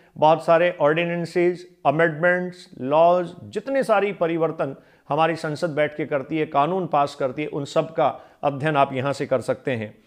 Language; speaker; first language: Hindi; native; Hindi